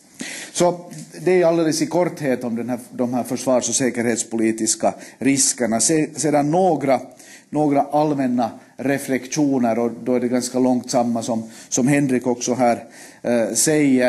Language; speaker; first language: Swedish; native; Swedish